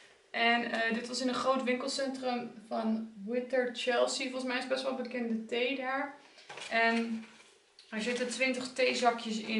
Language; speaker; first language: Dutch; native; Dutch